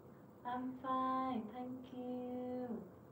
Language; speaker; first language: English; non-native, learner; Vietnamese